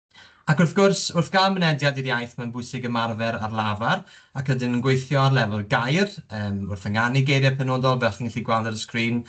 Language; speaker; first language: Welsh; native; Welsh